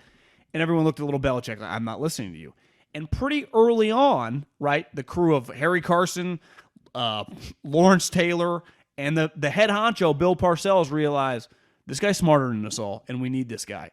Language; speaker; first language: English; native; English